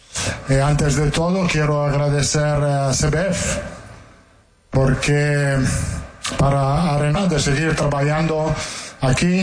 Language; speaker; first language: Portuguese; non-native, learner; Italian